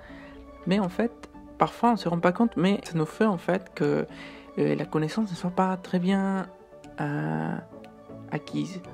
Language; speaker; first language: French; non-native, fluent; Spanish